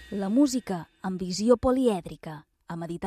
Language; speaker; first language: Catalan; native; Catalan